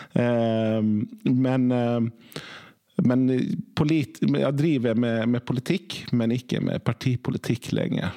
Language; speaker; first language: Norwegian; early bilingual, other home language; Swedish